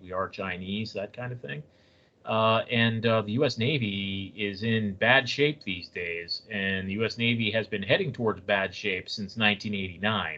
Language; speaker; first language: English; native; English